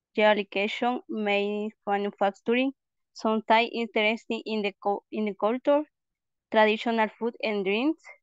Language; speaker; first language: English; non-native, learner; Spanish